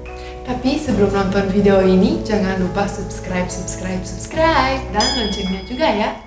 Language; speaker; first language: Indonesian; non-native, fluent; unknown